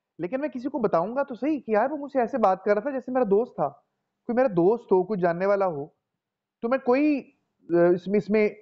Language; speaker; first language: Urdu; non-native, local second language; Punjabi